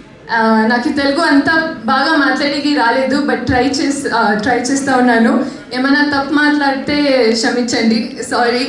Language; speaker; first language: Telugu; non-native, learner; Kannada